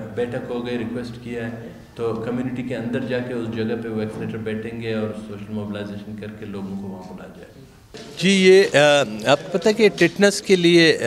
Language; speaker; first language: Urdu; non-native, local second language; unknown